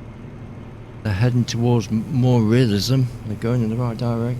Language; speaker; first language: English; native; English